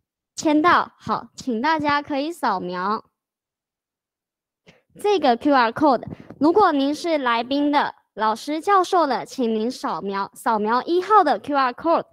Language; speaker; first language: Chinese; native; Chinese